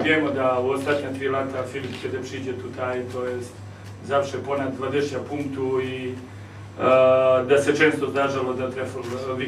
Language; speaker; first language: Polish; non-native, learner; Serbian